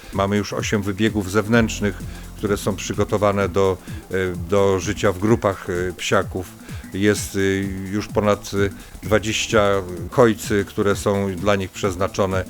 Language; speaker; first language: Polish; native; Polish